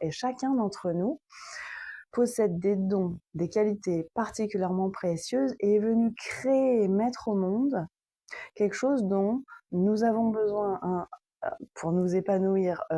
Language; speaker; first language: French; native; French